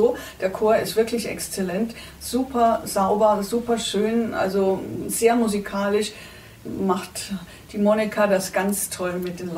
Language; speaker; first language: German; native; German